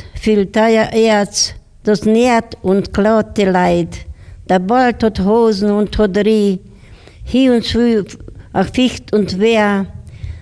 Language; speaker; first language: German; non-native, fluent; Slovak